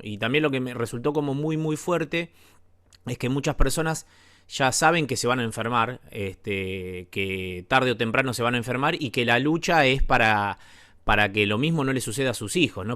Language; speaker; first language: Spanish; native; Spanish